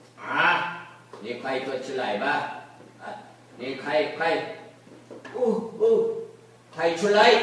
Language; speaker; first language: Chinese; non-native, learner; Korean